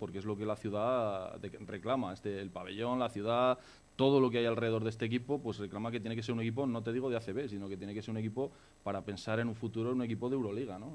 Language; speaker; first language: Spanish; native; Spanish